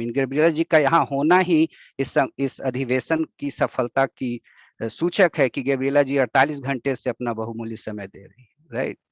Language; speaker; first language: Hindi; native; Hindi